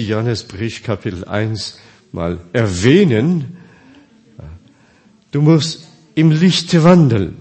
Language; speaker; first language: German; non-native, fluent; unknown